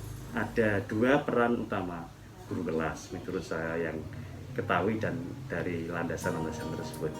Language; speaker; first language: Indonesian; native; Indonesian